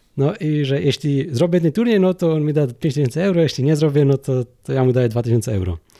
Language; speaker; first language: Polish; native; Polish